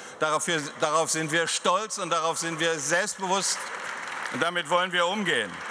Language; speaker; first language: German; native; German